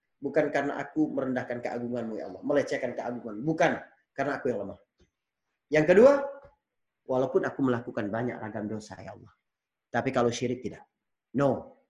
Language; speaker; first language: Indonesian; native; Indonesian